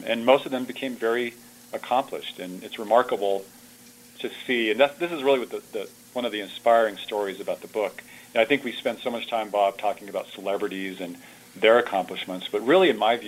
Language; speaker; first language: English; early bilingual, other home language; Italian